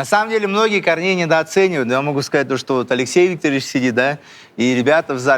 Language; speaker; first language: Russian; native; Russian